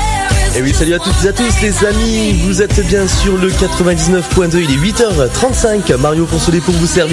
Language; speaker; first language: French; native; French